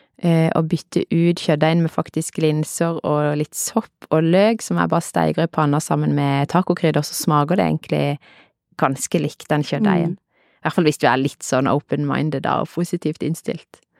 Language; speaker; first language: Norwegian; native; Norwegian